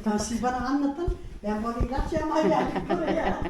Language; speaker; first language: Turkish; native; Turkish